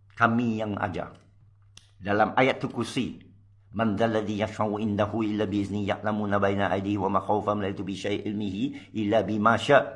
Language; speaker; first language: Malay; non-native, local second language; Min Nan Chinese